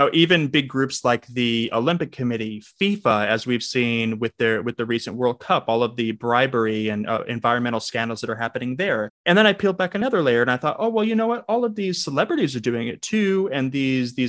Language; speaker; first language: English; native; English